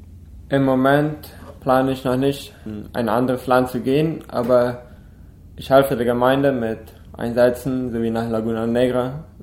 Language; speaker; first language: German; non-native, local second language; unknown